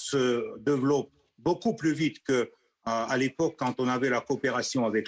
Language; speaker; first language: French; non-native, fluent; Russian